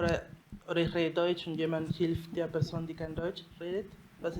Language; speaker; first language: German; non-native, fluent; Spanish